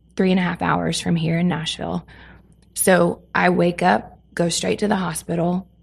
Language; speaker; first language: English; native; English